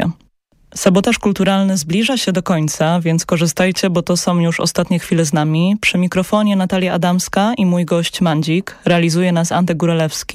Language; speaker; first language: Polish; native; Polish